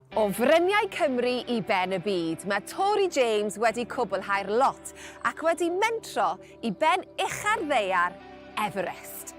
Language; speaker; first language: Welsh; native; Welsh